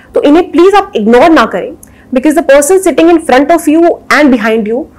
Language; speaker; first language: Hindi; native; Hindi